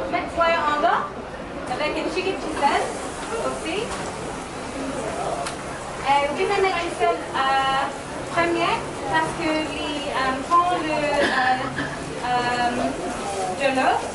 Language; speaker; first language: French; non-native, learner; English